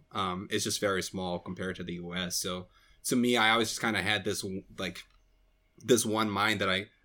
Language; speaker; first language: English; non-native, fluent; Portuguese